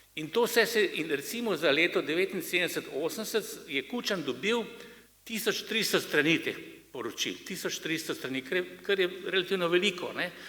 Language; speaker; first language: Slovenian; native; Slovenian